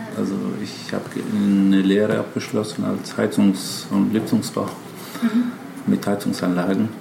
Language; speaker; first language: German; non-native, fluent; Macedonian